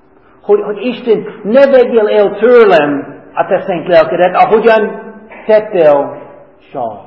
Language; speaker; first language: Hungarian; non-native, fluent; English